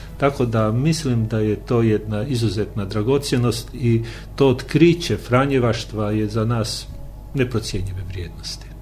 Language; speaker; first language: Croatian; native; Croatian